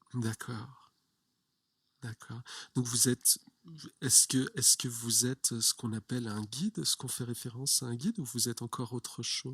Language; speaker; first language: French; native; French